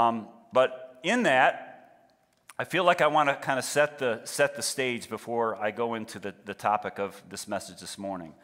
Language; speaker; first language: English; native; English